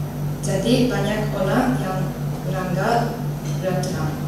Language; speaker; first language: Indonesian; non-native, learner; Japanese